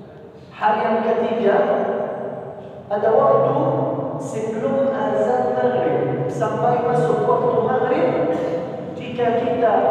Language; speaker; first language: Indonesian; non-native, learner; Arabic